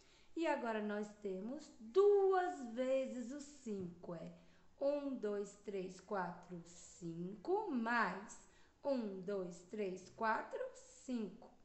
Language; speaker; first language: Portuguese; native; Portuguese